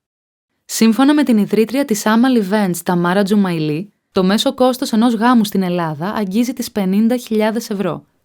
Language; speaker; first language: Greek; native; Greek